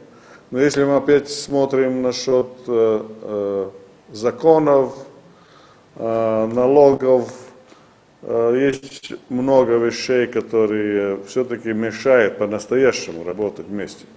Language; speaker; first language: Russian; native; Russian